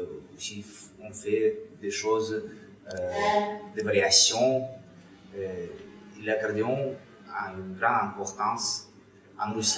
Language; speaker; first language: French; non-native, fluent; Russian